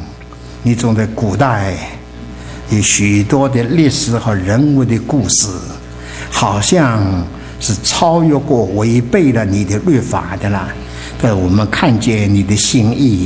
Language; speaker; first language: Chinese; native; Chinese